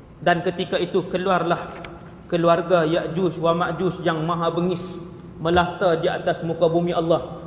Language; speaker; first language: Malay; native; Malay